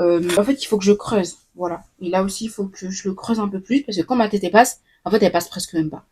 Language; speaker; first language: French; native; French